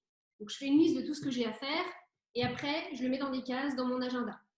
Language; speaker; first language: French; native; French